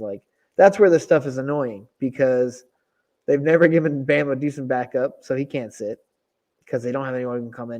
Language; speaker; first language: English; native; English